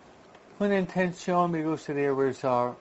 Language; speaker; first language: Spanish; non-native, fluent; English